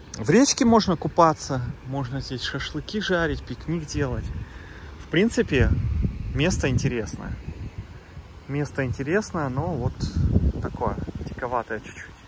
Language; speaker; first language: Russian; native; Russian